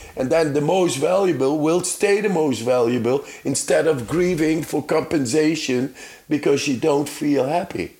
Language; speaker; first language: English; non-native, fluent; Dutch